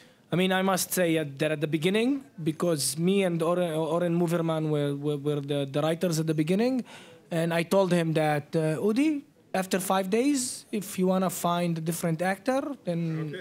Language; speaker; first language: English; non-native, fluent; Arabic